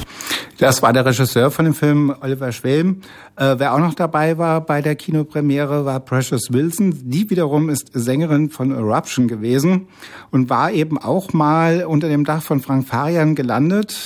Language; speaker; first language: German; native; German